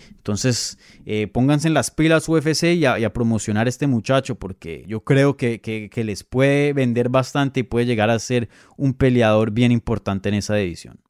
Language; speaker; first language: Spanish; native; Spanish